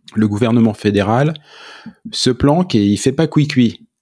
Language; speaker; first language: French; native; French